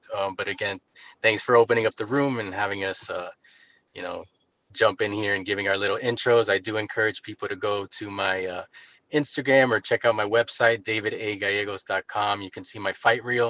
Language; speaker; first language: English; native; English